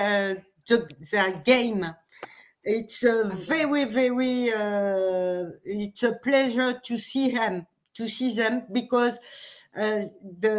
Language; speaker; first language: English; non-native, learner; French